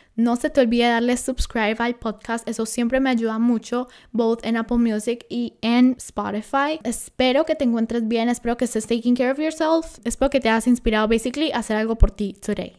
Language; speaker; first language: Spanish; early bilingual, heritage; Spanish